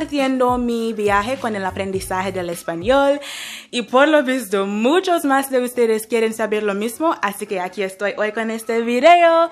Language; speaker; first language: Spanish; non-native, fluent; English